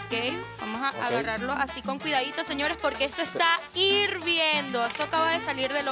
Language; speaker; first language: Spanish; native; Spanish